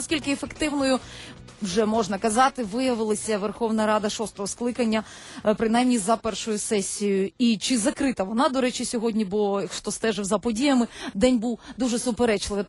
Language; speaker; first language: Ukrainian; native; Ukrainian